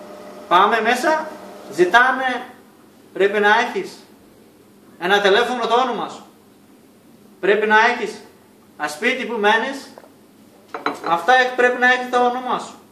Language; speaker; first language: Greek; non-native, learner; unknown